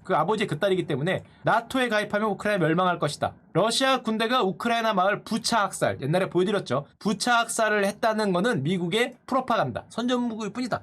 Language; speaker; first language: Korean; native; Korean